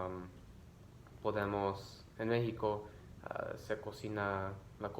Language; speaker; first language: Spanish; early bilingual, other home language; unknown